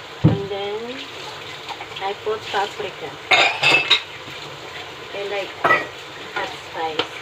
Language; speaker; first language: English; non-native, learner; Filipino